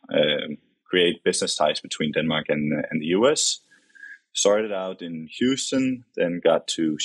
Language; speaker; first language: English; non-native, fluent; Danish